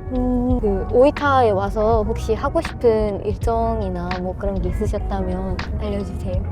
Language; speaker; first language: Korean; native; Korean